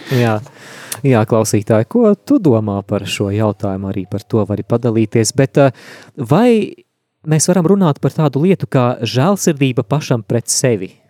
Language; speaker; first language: Latvian; native; Latvian